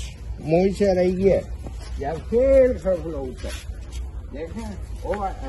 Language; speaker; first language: Dutch; non-native, local second language; Caribbean Hindustani